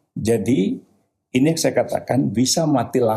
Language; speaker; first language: Indonesian; native; Indonesian